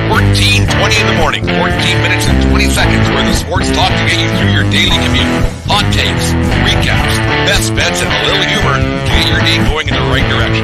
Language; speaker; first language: English; native; English